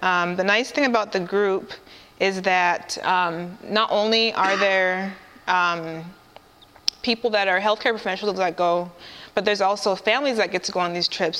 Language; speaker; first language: English; native; English